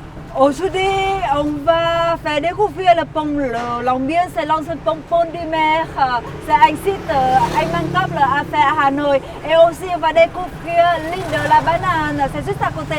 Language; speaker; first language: French; non-native, fluent; Vietnamese